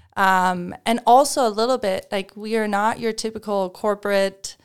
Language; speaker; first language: English; non-native, fluent; Danish